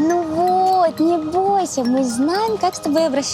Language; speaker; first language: Russian; native; Russian